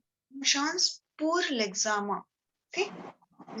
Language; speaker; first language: French; non-native, fluent; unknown